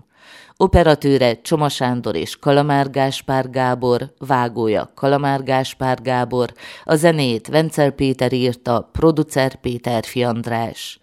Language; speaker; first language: Hungarian; native; Hungarian